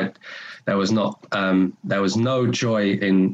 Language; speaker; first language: English; native; English